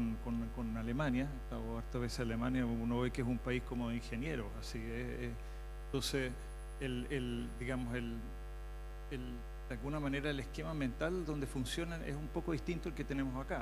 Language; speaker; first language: Spanish; native; Spanish